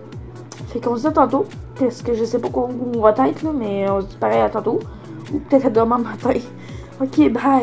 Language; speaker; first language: French; native; French